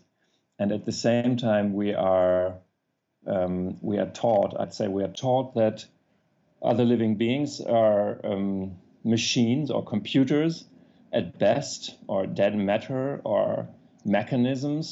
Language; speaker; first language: English; non-native, fluent; German